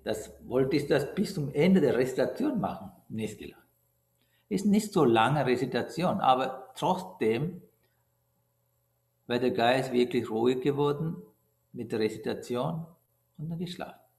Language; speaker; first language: German; non-native, learner; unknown